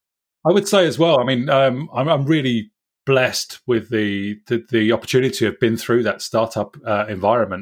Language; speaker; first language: English; native; English